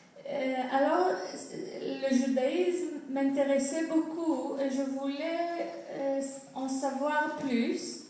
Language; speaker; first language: French; non-native, fluent; Greek